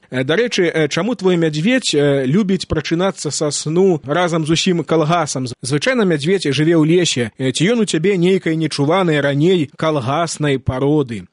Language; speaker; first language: Belarusian; native; Belarusian